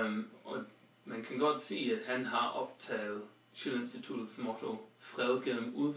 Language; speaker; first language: Danish; non-native, fluent; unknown